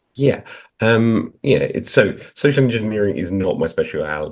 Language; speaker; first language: English; native; English